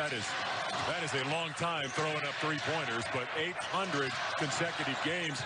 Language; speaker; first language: English; native; English